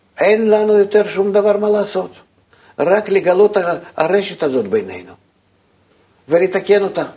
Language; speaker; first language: Hebrew; native; Hebrew